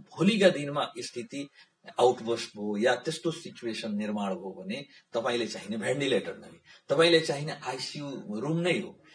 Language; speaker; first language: Nepali; non-native, local second language; Bhojpuri